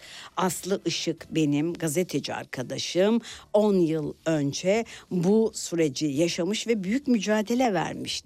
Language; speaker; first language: Turkish; native; Turkish